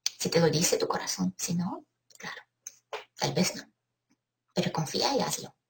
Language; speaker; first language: Spanish; non-native, fluent; Ukrainian